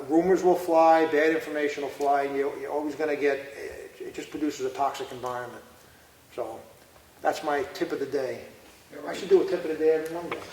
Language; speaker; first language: English; native; English